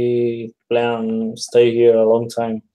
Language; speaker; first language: English; non-native, learner; Spanish